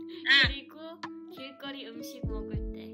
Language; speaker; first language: Korean; early bilingual, heritage; English